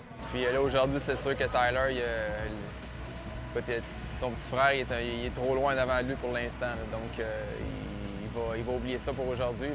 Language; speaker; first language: French; native; French